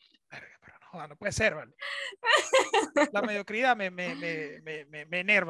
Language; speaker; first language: Spanish; native; Spanish